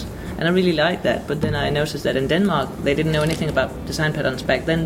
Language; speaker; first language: English; non-native, fluent; Danish